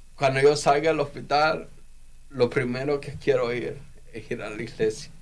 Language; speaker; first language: Spanish; native; Spanish